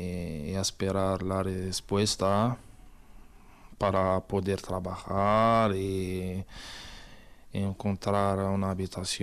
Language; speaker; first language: Spanish; non-native, learner; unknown